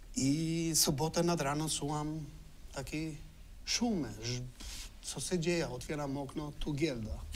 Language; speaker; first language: Polish; non-native, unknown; Albanian